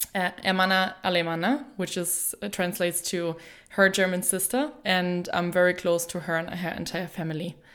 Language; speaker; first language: English; non-native, fluent; German